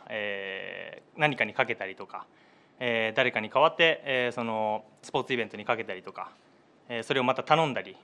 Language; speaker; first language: Japanese; native; Japanese